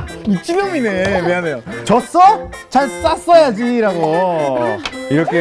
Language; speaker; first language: Korean; non-native, fluent; Spanish